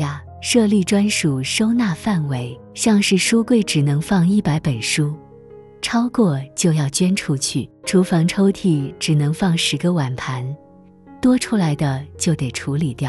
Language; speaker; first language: Chinese; native; Chinese